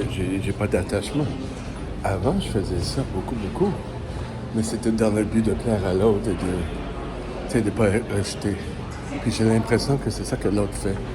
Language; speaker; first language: French; native; French